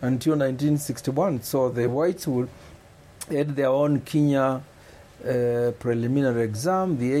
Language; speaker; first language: English; non-native, local second language; Kamba